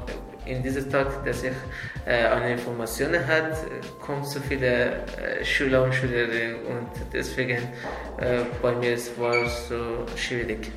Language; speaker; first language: German; non-native, learner; Azerbaijani